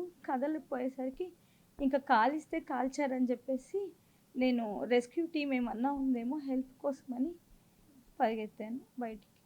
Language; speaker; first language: Telugu; native; Telugu